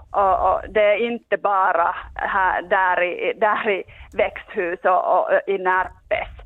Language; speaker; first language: Swedish; non-native, local second language; Finnish